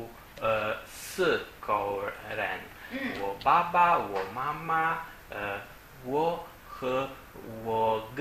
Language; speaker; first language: Chinese; non-native, learner; Italian